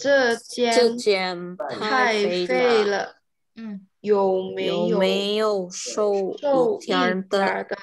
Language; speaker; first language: Chinese; non-native, learner; Indonesian